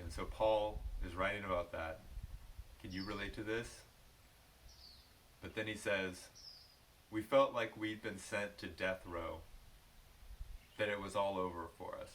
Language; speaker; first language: English; native; English